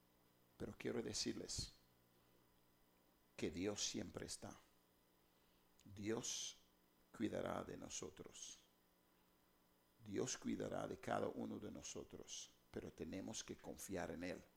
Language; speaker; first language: Spanish; non-native, fluent; English